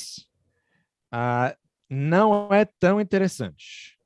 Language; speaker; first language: Portuguese; non-native, fluent; English